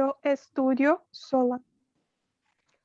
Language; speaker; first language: Spanish; non-native, learner; Portuguese